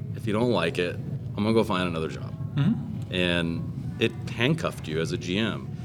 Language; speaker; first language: English; native; English